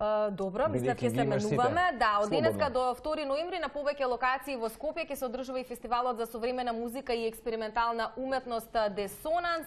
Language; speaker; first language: Macedonian; native; Macedonian